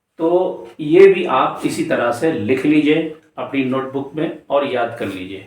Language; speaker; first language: Urdu; native; Urdu